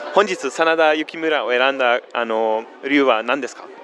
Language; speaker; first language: Japanese; non-native, fluent; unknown